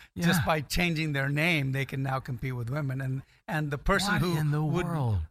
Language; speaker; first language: English; non-native, local second language; Akan